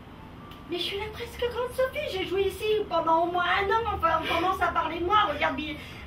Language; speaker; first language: French; native; French